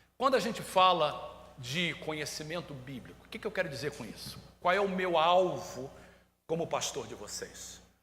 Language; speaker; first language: Portuguese; native; Portuguese